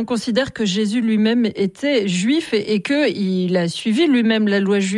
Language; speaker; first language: French; native; French